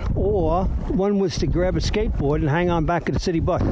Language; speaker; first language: English; native; English